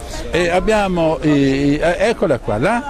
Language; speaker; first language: Italian; non-native, local second language; Sardinian